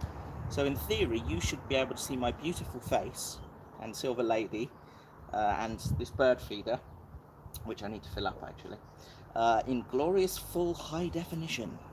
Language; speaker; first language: English; native; English